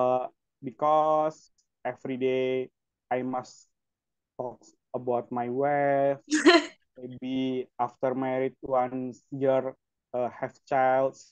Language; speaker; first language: English; non-native, learner; Indonesian